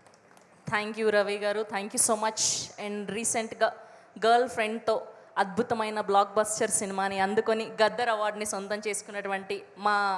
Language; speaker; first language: Telugu; native; Telugu